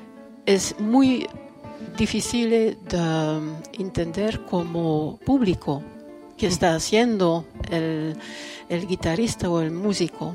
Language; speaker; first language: Spanish; non-native, fluent; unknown